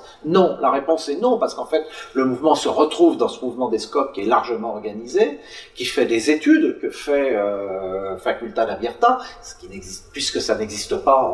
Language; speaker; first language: French; native; French